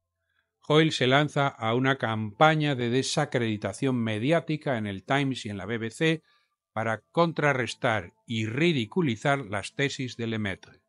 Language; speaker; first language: Spanish; native; Spanish